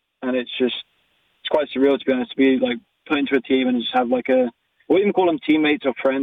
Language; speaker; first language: English; native; English